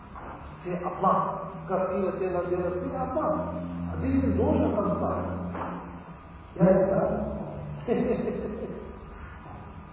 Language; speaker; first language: Russian; non-native, learner; Tibetan